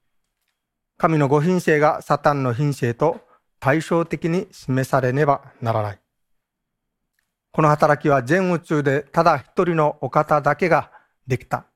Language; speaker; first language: Japanese; native; Japanese